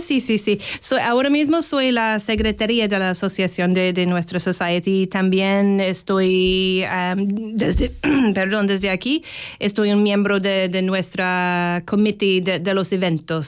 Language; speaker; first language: Spanish; non-native, fluent; English